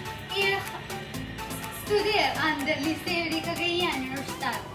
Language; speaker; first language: German; non-native, learner; Filipino